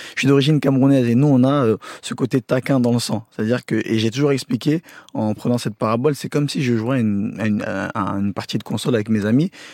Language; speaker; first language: French; early bilingual, other home language; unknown